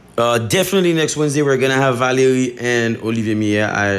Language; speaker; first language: English; early bilingual, other home language; Haitian Creole